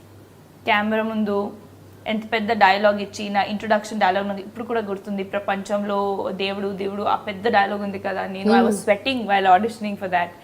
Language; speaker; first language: Telugu; non-native, local second language; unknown